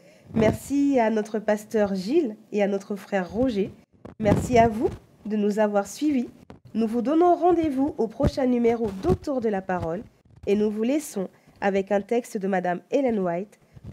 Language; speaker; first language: French; native; French